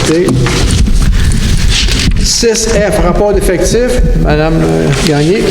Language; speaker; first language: French; native; French